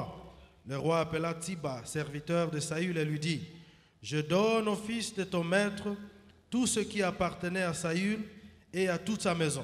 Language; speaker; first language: French; non-native, local second language; Lingala